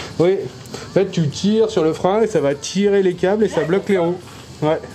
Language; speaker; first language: French; native; French